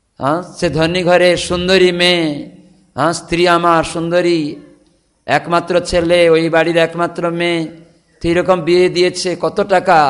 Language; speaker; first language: Bangla; non-native, fluent; Odia